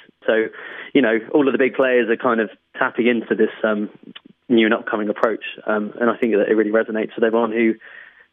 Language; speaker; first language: English; native; English